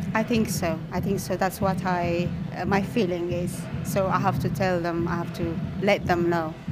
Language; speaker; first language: English; non-native, fluent; Amharic